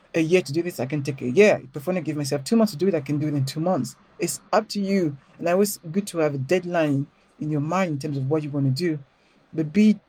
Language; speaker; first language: English; non-native, fluent; French